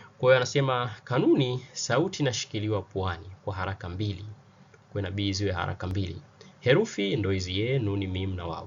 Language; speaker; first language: Swahili; native; Swahili